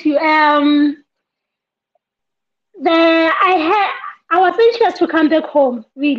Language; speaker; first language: English; non-native, local second language; Southern Sotho